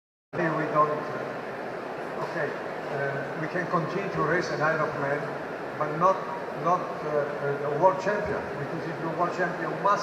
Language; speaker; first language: English; non-native, learner; Italian